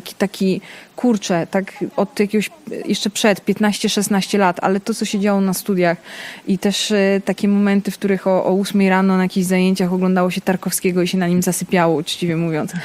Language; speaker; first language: Polish; early bilingual, other home language; Italian